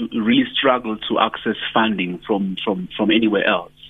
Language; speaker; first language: English; non-native, local second language; Zulu